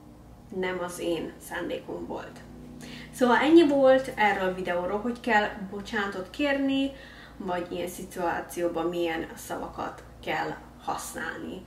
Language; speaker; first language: Hungarian; early bilingual, heritage; English